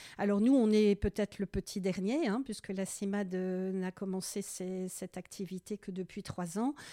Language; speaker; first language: French; native; French